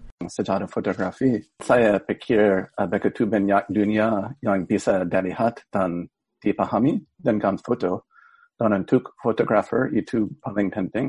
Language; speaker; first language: Indonesian; non-native, fluent; English